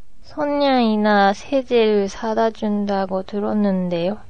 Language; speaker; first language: Korean; non-native, learner; Japanese